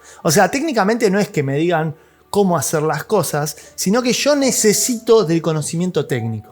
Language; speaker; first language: Spanish; native; Spanish